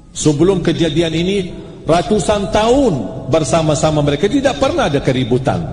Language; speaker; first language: Malay; non-native, fluent; Arabic